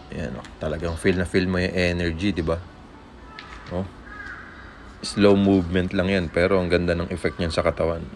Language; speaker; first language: Filipino; native; Filipino